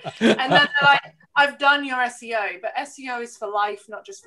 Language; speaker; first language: English; native; English